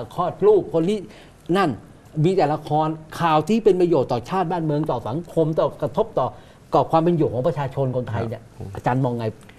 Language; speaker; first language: Thai; native; Thai